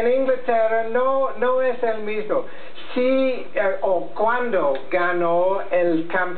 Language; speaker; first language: Spanish; non-native, learner; English